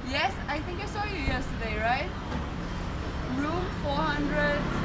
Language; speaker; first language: English; non-native, fluent; German